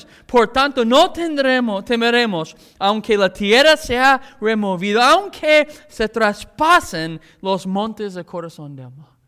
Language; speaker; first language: Spanish; non-native, fluent; English